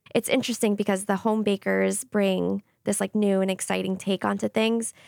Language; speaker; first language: English; native; English